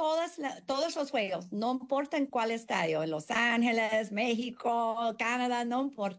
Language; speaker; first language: Spanish; non-native, fluent; English